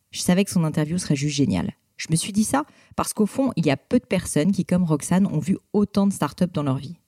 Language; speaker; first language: French; native; French